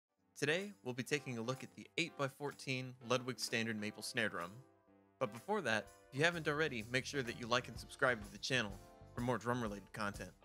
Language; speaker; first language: English; native; English